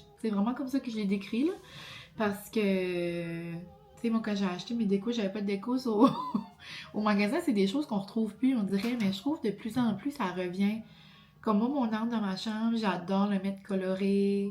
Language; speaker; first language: French; native; French